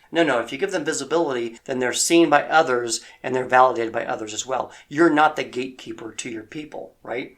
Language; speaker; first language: English; native; English